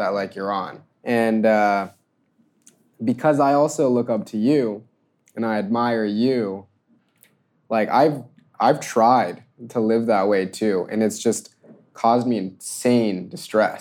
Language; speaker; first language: English; native; English